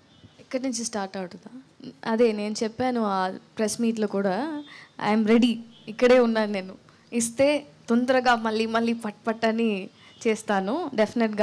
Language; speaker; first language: Telugu; non-native, fluent; Tamil